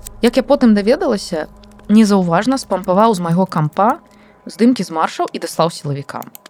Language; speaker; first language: Belarusian; native; Belarusian